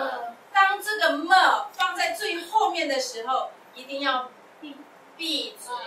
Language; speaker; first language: Chinese; non-native, local second language; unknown